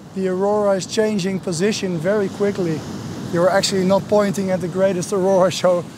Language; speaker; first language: English; non-native, fluent; Dutch